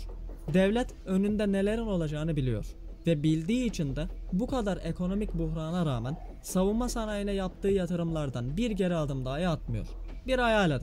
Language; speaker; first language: Turkish; native; Turkish